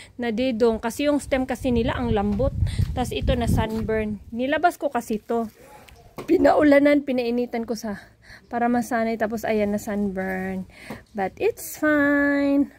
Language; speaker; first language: Filipino; non-native, local second language; Cebuano